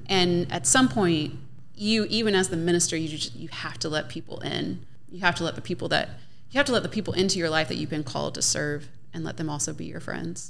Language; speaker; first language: English; native; English